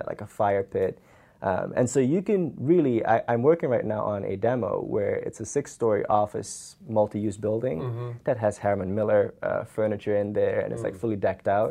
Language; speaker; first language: English; non-native, fluent; Dutch